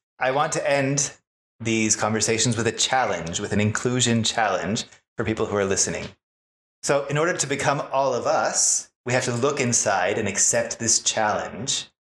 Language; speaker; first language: English; native; English